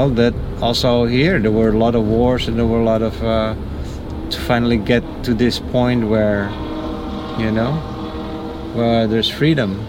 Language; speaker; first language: English; non-native, fluent; Dutch